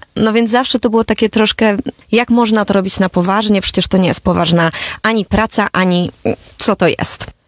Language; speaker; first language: Polish; native; Polish